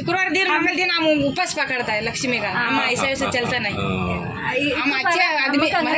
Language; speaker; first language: Hindi; non-native, local second language; Marathi